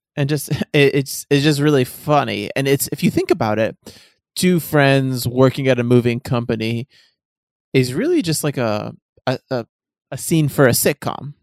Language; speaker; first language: English; native; English